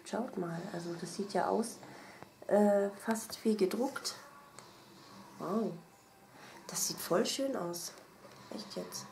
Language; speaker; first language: German; native; German